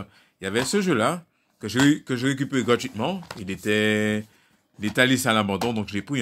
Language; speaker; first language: French; native; French